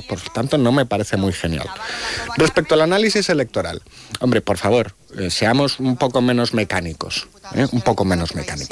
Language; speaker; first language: Spanish; native; Spanish